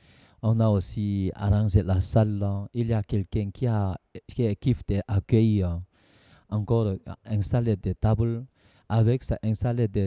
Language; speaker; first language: French; non-native, learner; Korean